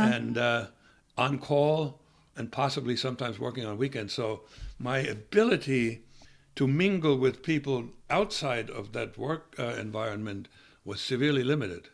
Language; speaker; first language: English; non-native, fluent; German